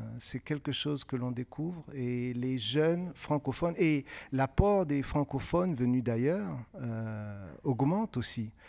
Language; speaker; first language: French; non-native, local second language; Kinyarwanda